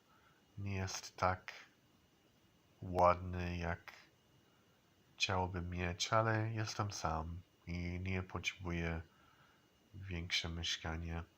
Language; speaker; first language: Polish; non-native, learner; English